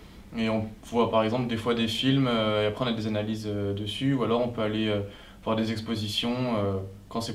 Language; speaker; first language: French; native; French